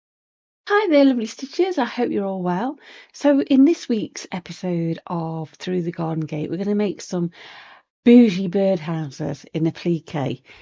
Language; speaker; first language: English; native; English